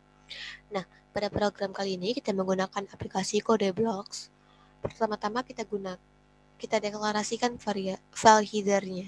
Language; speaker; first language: Indonesian; native; Indonesian